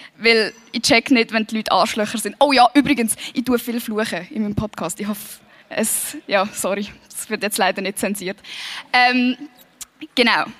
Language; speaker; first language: German; early bilingual, other home language; Swiss German